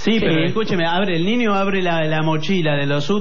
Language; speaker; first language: Spanish; native; Spanish